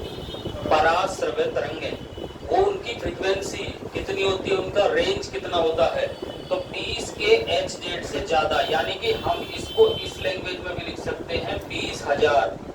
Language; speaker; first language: Hindi; native; Hindi